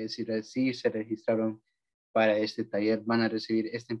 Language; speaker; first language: Spanish; native; Spanish